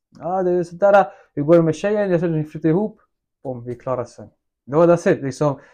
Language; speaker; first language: Swedish; native; Swedish